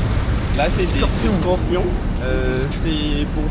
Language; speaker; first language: French; non-native, local second language; Malagasy